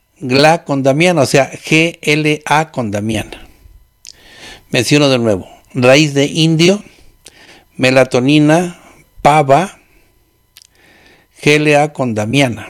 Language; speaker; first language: Spanish; native; Spanish